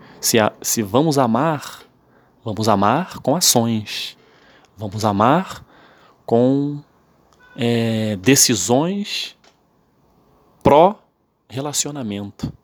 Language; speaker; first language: Portuguese; native; Portuguese